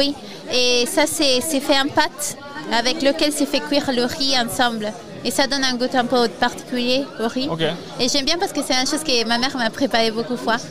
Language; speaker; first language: French; non-native, learner; Spanish